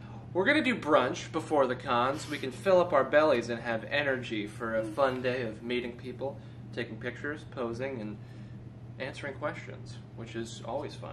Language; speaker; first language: English; native; English